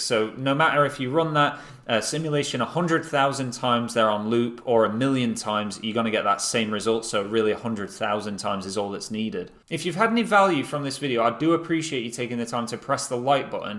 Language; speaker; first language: English; native; English